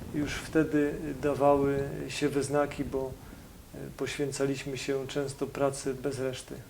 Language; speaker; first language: Polish; native; Polish